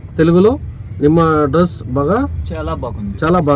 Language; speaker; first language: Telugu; non-native, learner; Kannada